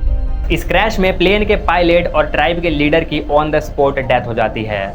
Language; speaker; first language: Hindi; native; Hindi